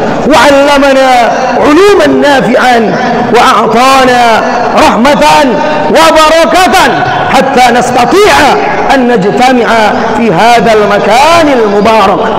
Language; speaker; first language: Arabic; non-native, fluent; Indonesian